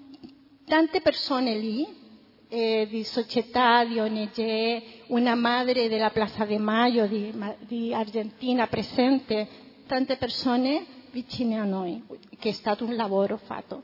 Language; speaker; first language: Italian; non-native, fluent; Spanish